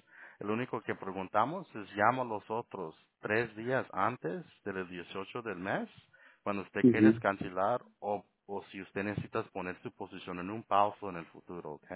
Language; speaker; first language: Spanish; early bilingual, heritage; Spanish